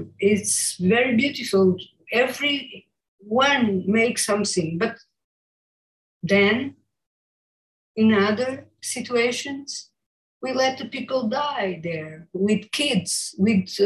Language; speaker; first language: English; non-native, learner; Portuguese